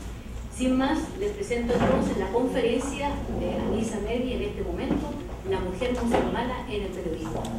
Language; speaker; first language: Spanish; native; Spanish